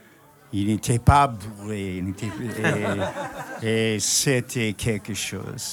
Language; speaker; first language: French; non-native, fluent; English